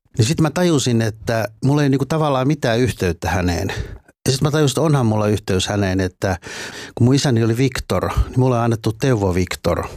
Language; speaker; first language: Finnish; native; Finnish